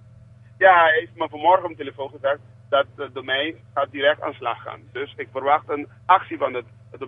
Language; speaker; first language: Dutch; non-native, local second language; Papiamento